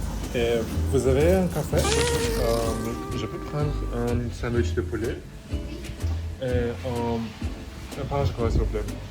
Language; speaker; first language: French; non-native, learner; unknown